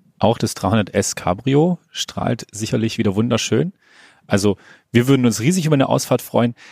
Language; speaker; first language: German; native; German